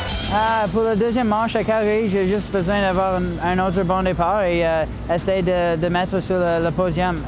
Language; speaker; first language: French; non-native, local second language; English